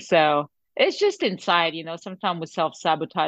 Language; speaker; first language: English; non-native, fluent; French